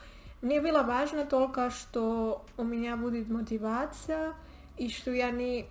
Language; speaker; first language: Russian; non-native, learner; Spanish